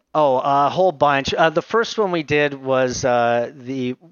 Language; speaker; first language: English; native; English